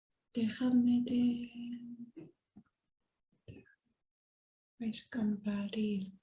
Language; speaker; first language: Spanish; non-native, learner; Chinese